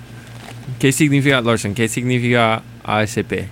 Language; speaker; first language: Spanish; non-native, learner; English